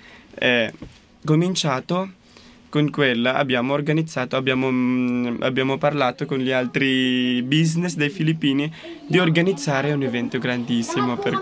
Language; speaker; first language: Italian; non-native, fluent; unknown